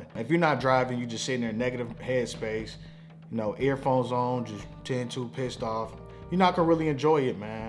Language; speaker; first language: English; native; English